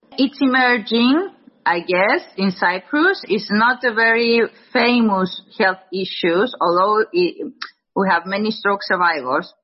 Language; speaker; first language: English; non-native, fluent; Greek